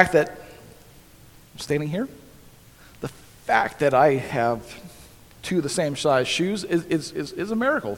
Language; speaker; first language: English; native; English